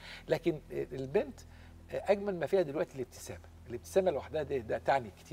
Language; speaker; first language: Arabic; native; Arabic